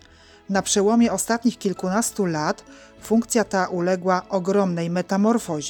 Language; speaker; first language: Polish; native; Polish